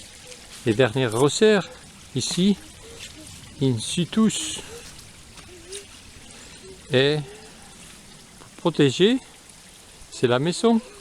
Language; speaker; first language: French; non-native, fluent; Spanish